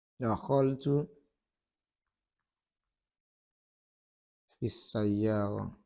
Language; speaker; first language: Arabic; non-native, fluent; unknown